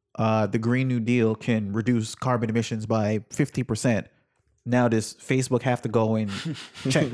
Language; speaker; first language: English; native; English